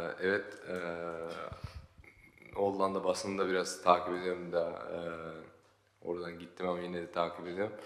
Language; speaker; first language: Turkish; early bilingual, heritage; Turkish